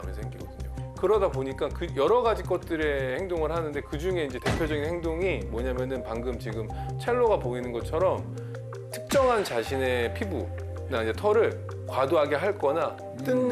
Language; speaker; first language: Korean; native; Korean